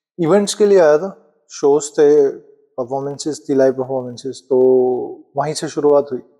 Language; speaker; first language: Hindi; native; Hindi